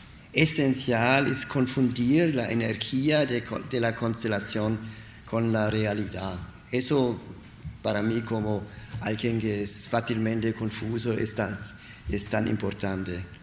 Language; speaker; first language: Spanish; non-native, learner; German